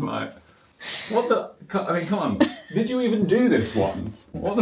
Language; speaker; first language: English; native; English